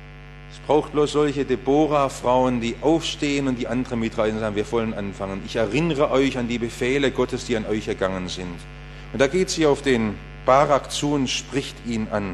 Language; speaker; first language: German; native; German